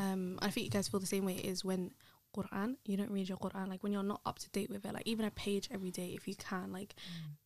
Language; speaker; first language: English; early bilingual, other home language; Somali